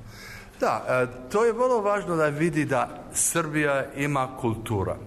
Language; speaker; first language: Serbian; early bilingual, heritage; English